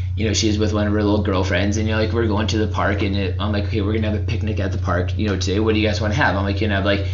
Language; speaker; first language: English; native; English